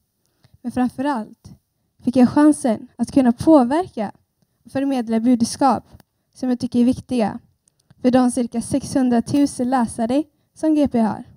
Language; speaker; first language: Swedish; early bilingual, other home language; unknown